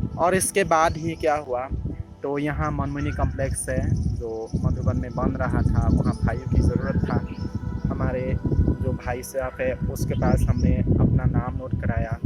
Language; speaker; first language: Hindi; non-native, local second language; Assamese